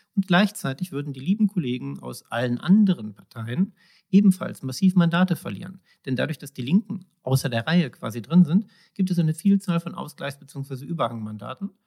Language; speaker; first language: German; native; German